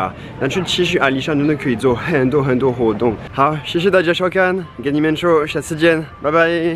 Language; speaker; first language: Chinese; non-native, fluent; French